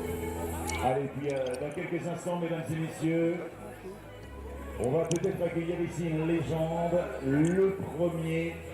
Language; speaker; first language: French; native; French